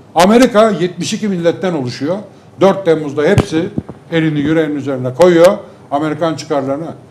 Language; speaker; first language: Turkish; native; Turkish